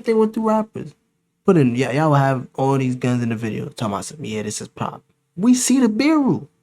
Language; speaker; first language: English; native; English